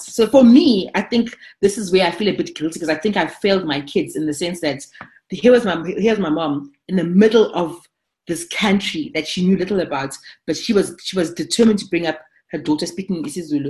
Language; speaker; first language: English; non-native, local second language; Zulu